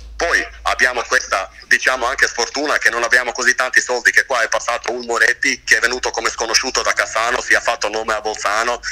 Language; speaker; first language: Italian; non-native, fluent; Croatian